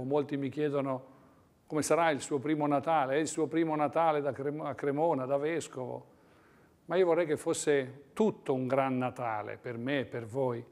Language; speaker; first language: Italian; native; Italian